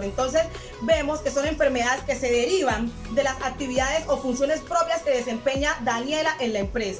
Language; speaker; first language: Spanish; native; Spanish